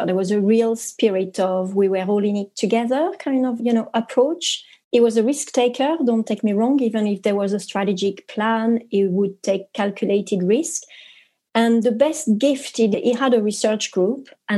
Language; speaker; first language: English; non-native, fluent; French